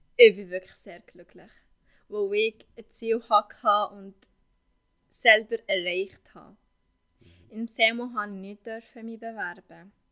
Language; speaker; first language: German; non-native, fluent; Arabic